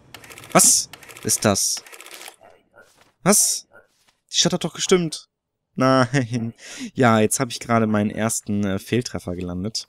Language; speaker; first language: German; native; German